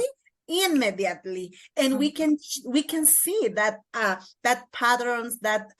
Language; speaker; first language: English; non-native, learner; Kaqchikel